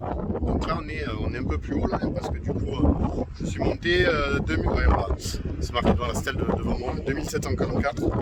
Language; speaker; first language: French; native; French